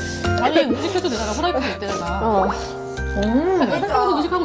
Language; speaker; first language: Korean; native; Korean